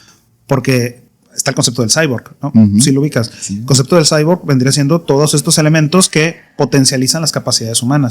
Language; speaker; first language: Spanish; native; Spanish